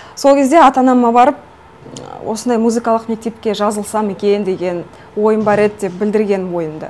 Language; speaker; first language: Kazakh; non-native, local second language; Russian